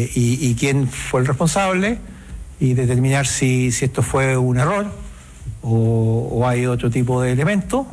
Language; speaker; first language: Spanish; native; Spanish